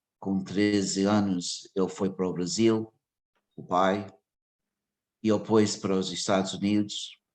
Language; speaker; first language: Portuguese; early bilingual, heritage; English